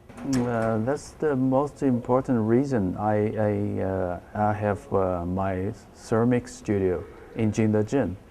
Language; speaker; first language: English; non-native, learner; Chinese